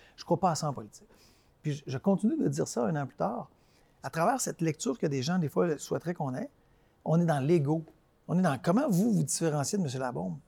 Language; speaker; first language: French; native; French